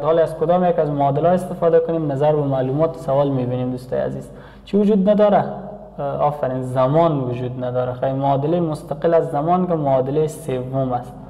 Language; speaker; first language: Persian; native; Persian